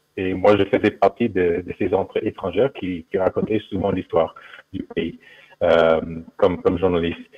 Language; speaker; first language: French; non-native, fluent; English